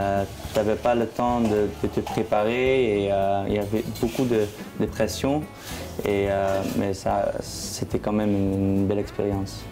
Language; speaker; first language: French; non-native, fluent; Dutch